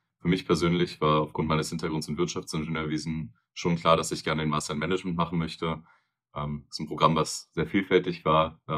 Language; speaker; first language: German; native; German